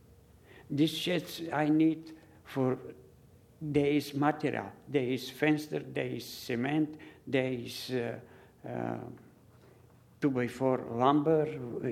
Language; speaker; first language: English; non-native, learner; Bulgarian